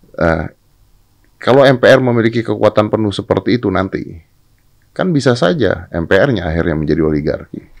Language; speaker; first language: Indonesian; native; Indonesian